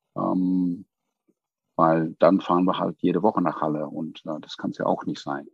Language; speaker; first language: German; non-native, fluent; English